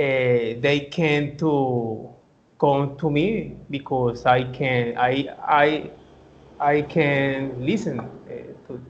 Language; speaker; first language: English; non-native, learner; Spanish